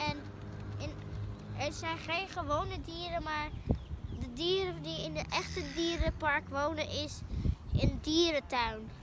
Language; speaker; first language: Dutch; early bilingual, other home language; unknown